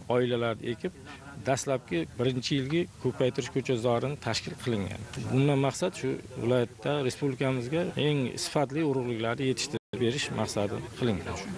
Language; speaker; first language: Uzbek; native; Uzbek